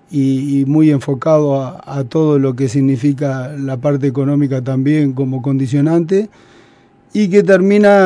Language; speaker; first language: Spanish; native; Spanish